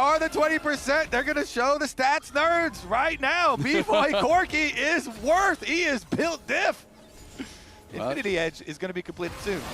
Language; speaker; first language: English; native; English